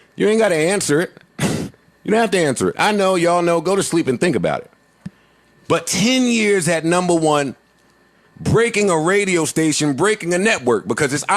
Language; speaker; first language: English; native; English